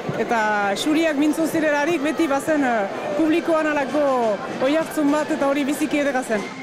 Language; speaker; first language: Basque; native; Basque